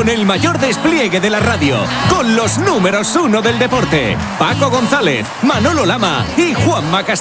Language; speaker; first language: Spanish; native; Spanish